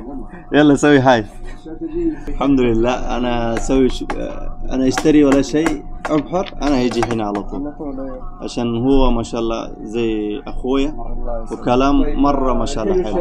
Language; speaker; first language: Arabic; non-native, learner; Bangla